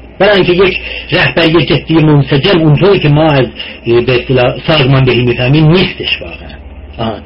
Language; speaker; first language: Persian; non-native, local second language; Azerbaijani